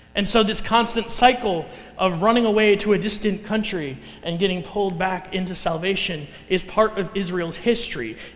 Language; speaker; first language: English; native; English